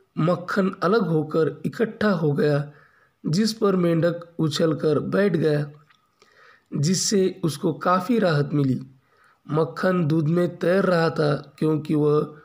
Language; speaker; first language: Hindi; non-native, local second language; Marathi